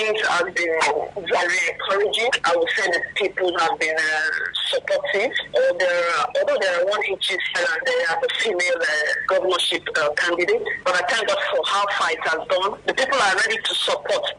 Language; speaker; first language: English; non-native, local second language; Ibibio